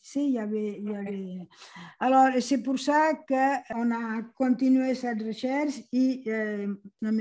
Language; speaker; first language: French; non-native, fluent; Spanish